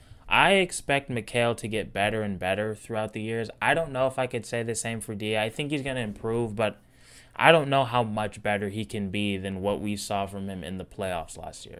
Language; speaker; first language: English; native; English